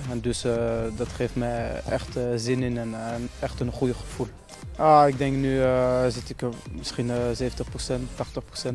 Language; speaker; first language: Dutch; non-native, fluent; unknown